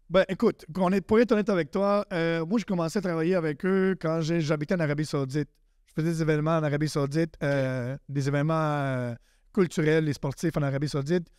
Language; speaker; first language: French; non-native, fluent; Spanish